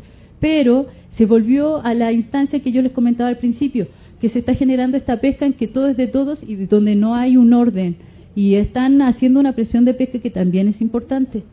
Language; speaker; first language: Spanish; native; Spanish